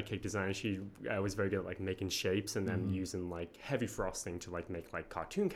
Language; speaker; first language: English; native; English